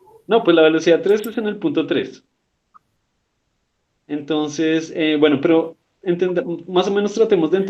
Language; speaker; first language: Spanish; native; Spanish